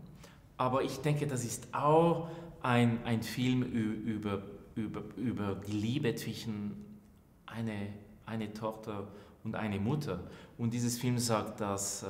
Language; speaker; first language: German; non-native, local second language; French